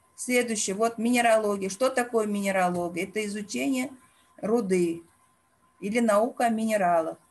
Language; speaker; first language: Russian; non-native, local second language; Uzbek